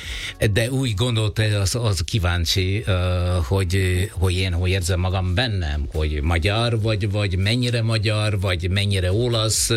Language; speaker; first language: Hungarian; non-native, fluent; Italian